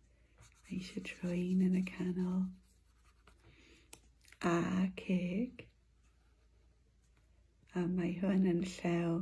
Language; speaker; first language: Welsh; non-native, local second language; English